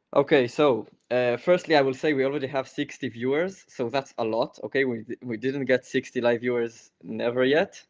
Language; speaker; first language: English; non-native, fluent; Hebrew